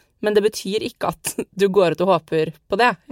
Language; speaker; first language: Norwegian; native; Norwegian